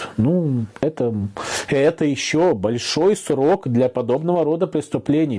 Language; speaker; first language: Russian; native; Russian